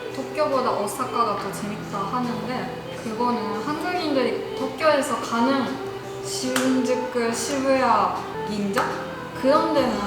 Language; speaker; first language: Korean; non-native, learner; Japanese